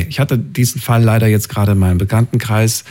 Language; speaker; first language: German; native; German